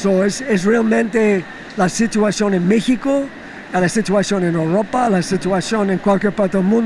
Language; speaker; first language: Spanish; non-native, fluent; English